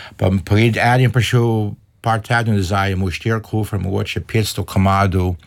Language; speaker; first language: Slovenian; early bilingual, heritage; Slovenian